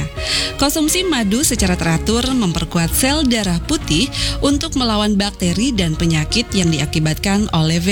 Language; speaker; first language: Indonesian; native; Indonesian